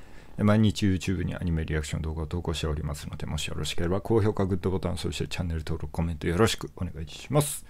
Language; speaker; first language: Japanese; native; Japanese